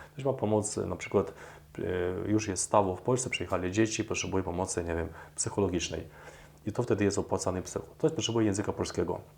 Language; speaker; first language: Polish; non-native, fluent; Ukrainian